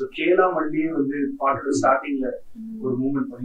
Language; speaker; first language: Tamil; native; Tamil